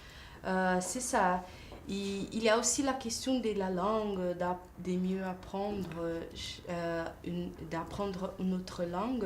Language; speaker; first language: French; non-native, fluent; Portuguese